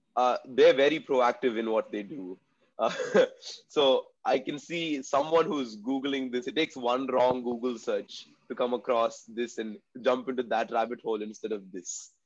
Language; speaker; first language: English; non-native, local second language; Tamil